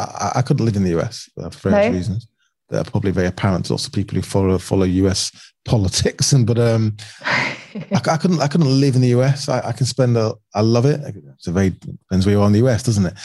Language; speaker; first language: English; native; English